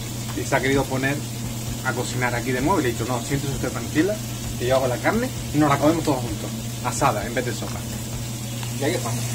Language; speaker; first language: Spanish; native; Spanish